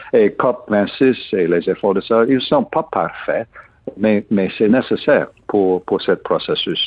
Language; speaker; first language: French; non-native, learner; English